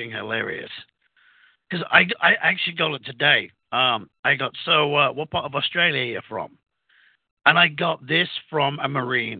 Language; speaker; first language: English; native; English